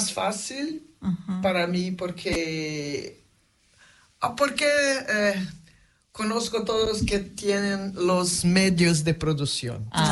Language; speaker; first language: Spanish; non-native, fluent; Portuguese